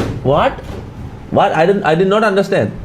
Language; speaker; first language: English; non-native, local second language; Malayalam